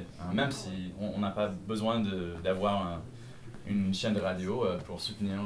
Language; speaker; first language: French; non-native, fluent; English